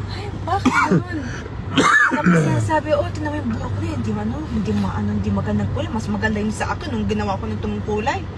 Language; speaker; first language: Filipino; early bilingual, heritage; Arabic